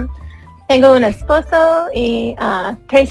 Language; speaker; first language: Spanish; non-native, learner; English